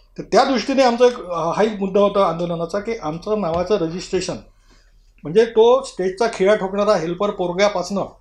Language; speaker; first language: Marathi; native; Marathi